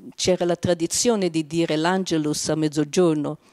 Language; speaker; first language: Italian; non-native, fluent; Slovenian